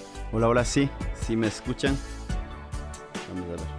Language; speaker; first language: Spanish; native; Spanish